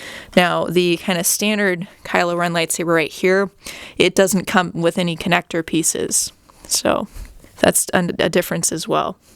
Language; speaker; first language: English; native; English